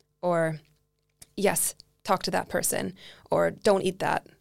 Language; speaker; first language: English; early bilingual, other home language; Icelandic